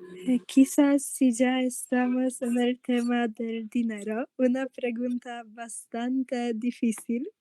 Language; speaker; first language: Spanish; non-native, fluent; Polish